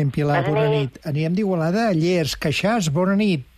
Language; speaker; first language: Catalan; native; Catalan